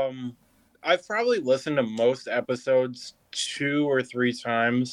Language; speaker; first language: English; native; English